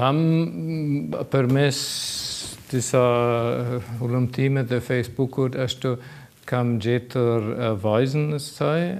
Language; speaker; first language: Albanian; non-native, learner; German